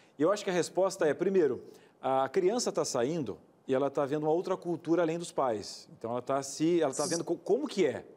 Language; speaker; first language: Portuguese; native; Portuguese